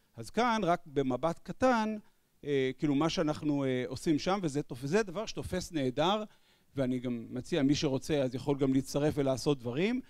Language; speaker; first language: Hebrew; native; Hebrew